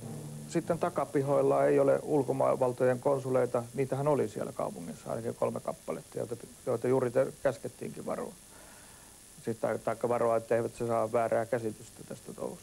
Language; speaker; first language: Finnish; native; Finnish